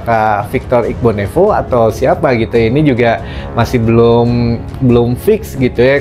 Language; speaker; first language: Indonesian; native; Indonesian